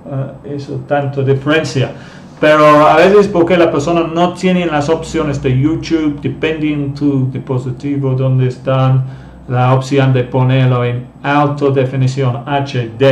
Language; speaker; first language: Spanish; non-native, fluent; English